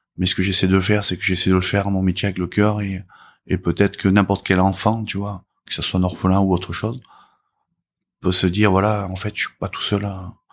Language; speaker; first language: French; early bilingual, other home language; Korean